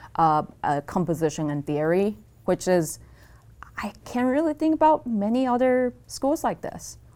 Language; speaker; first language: English; non-native, fluent; Chinese